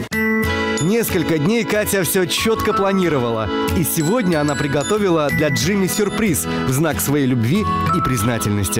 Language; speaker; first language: Russian; native; Russian